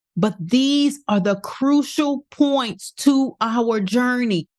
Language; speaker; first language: English; native; English